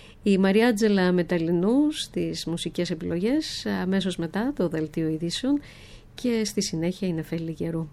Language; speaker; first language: Greek; native; Greek